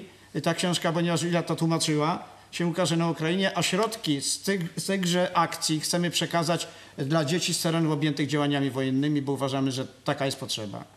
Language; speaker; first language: Polish; native; Polish